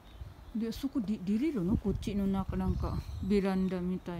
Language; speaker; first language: Japanese; non-native, learner; Filipino